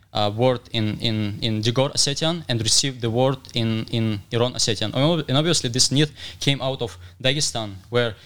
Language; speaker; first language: English; non-native, fluent; Russian